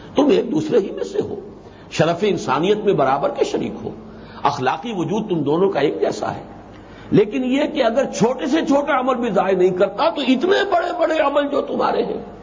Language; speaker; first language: Urdu; native; Urdu